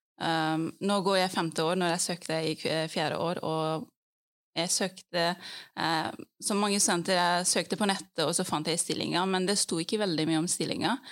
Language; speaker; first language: Norwegian; early bilingual, other home language; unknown